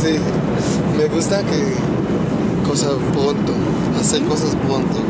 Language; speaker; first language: Spanish; early bilingual, heritage; Hebrew